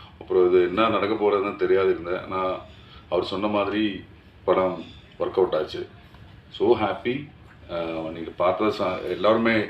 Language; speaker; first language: Tamil; non-native, learner; Malayalam